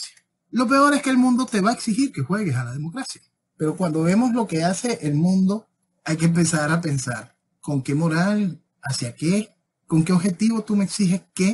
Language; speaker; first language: Spanish; native; Spanish